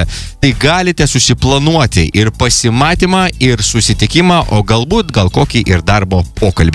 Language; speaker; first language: Lithuanian; native; Lithuanian